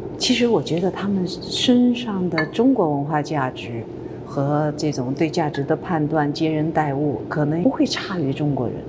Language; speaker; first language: Chinese; native; Chinese